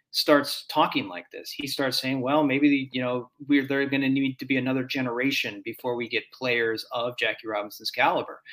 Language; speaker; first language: English; native; English